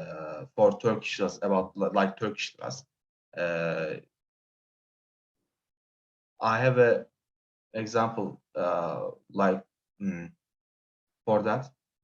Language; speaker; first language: English; non-native, learner; Turkish